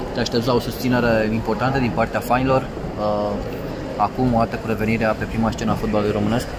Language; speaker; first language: Romanian; native; Romanian